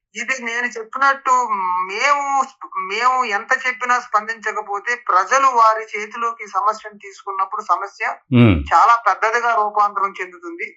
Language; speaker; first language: Telugu; native; Telugu